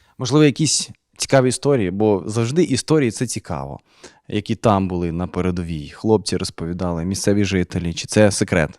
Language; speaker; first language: Ukrainian; native; Ukrainian